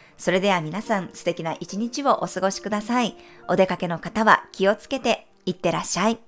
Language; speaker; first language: Japanese; native; Japanese